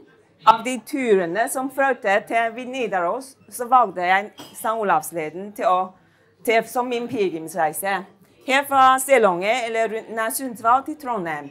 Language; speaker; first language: Norwegian; non-native, fluent; Chinese